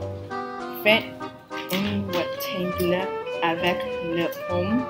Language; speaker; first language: French; non-native, learner; English